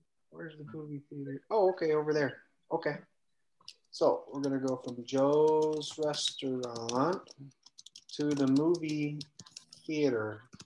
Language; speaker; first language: English; native; English